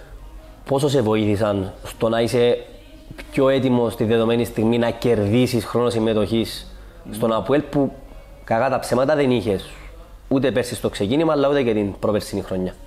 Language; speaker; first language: Greek; native; Greek